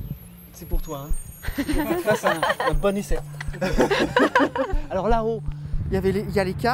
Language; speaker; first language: French; native; French